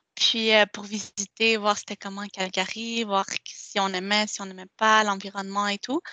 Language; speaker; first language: French; non-native, local second language; Spanish